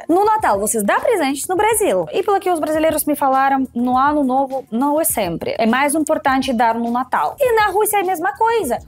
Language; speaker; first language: Portuguese; non-native, fluent; Russian